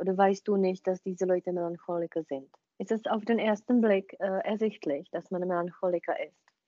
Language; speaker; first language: German; non-native, fluent; Czech